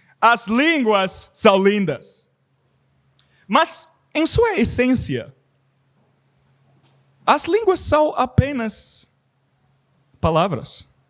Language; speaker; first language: Portuguese; non-native, learner; English